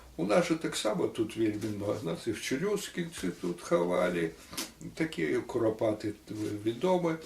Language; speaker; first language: Belarusian; native; Belarusian